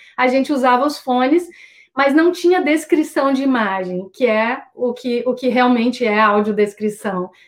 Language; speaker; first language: Portuguese; native; Portuguese